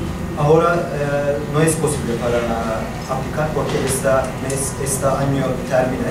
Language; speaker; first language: Spanish; non-native, learner; Turkish